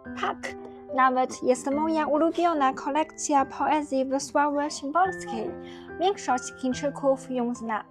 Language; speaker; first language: Polish; non-native, fluent; Chinese